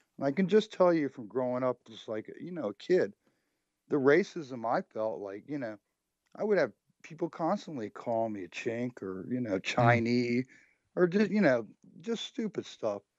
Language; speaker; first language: English; native; English